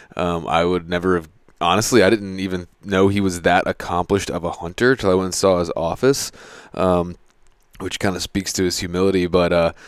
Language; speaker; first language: English; native; English